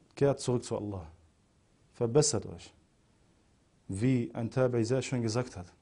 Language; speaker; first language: German; non-native, fluent; Arabic